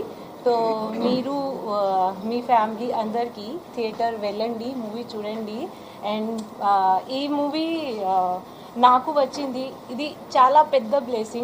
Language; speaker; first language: Telugu; non-native, learner; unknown